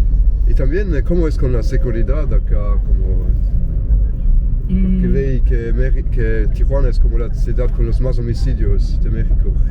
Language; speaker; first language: Spanish; non-native, learner; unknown